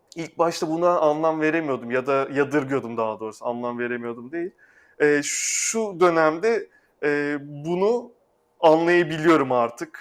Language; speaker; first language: Turkish; native; Turkish